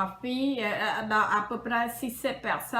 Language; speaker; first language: French; non-native, learner; Khmer